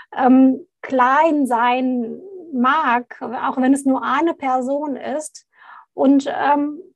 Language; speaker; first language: German; non-native, fluent; Arabic